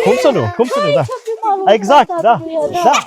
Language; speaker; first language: Romanian; non-native, learner; English